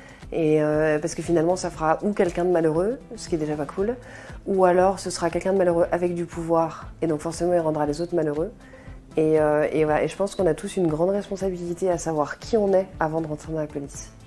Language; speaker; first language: French; native; French